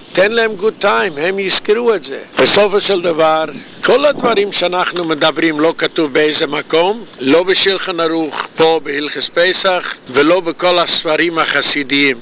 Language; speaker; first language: Hebrew; non-native, fluent; Yiddish